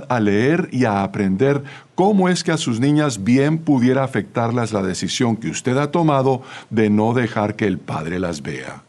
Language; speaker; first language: Spanish; native; Spanish